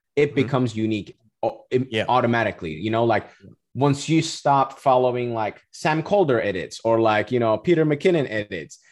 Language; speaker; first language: English; non-native, fluent; Turkish